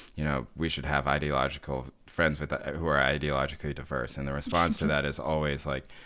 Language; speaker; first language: English; native; English